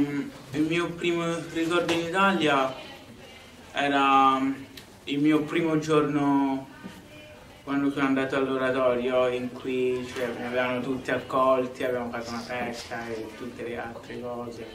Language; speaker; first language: Italian; early bilingual, other home language; Lingala